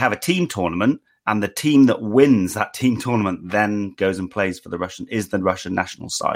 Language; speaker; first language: English; native; English